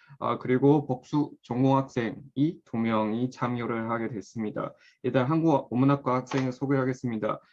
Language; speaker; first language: Korean; non-native, fluent; Chinese